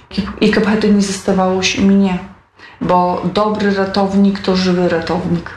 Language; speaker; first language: Polish; non-native, local second language; Belarusian